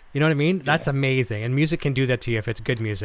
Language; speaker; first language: English; native; English